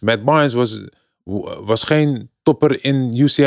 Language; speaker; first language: English; non-native, fluent; Dutch